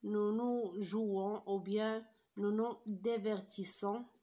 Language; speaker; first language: French; non-native, local second language; Arabic